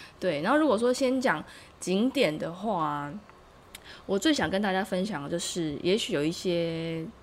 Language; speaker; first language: Chinese; native; Chinese